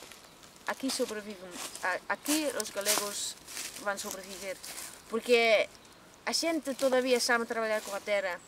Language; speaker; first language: Galician; non-native, learner; Dutch